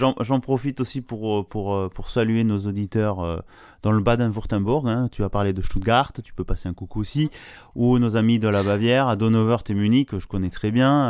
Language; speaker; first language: French; native; French